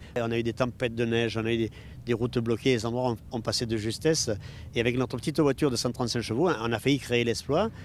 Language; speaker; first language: French; native; French